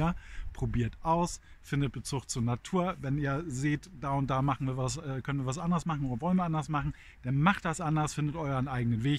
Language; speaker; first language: German; native; German